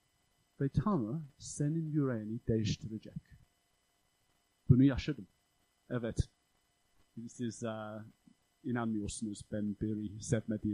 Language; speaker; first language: Turkish; non-native, fluent; English